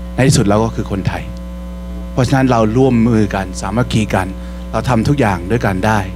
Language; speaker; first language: Thai; early bilingual, heritage; Thai